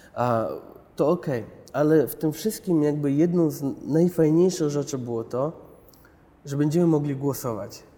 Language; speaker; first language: Polish; early bilingual, other home language; Chechen